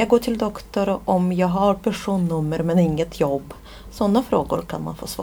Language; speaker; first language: Swedish; non-native, fluent; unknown